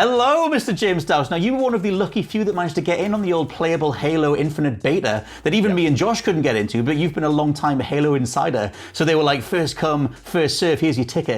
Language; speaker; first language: English; native; English